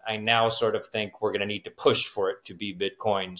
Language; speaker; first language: English; native; English